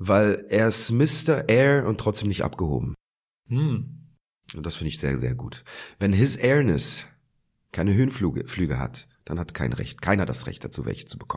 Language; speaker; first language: German; native; German